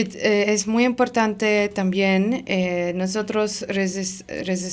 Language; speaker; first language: Spanish; non-native, learner; Arabic